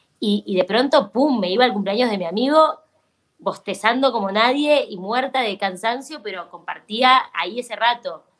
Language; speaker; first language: Spanish; native; Spanish